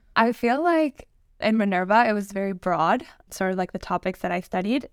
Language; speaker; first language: English; non-native, fluent; Spanish